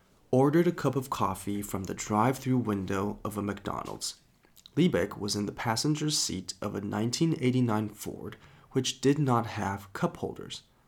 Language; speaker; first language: English; non-native, fluent; Chinese